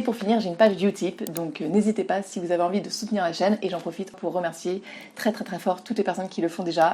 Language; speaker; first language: French; native; French